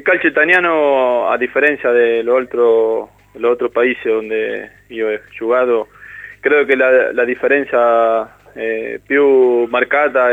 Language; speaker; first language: Italian; non-native, learner; Spanish